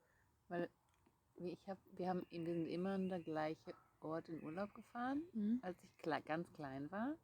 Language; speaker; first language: German; non-native, fluent; Dutch